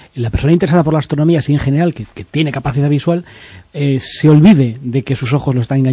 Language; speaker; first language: Spanish; native; Spanish